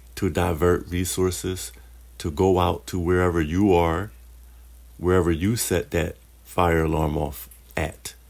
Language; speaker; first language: English; native; English